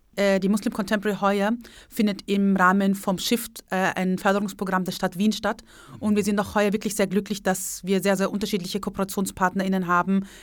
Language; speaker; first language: German; early bilingual, other home language; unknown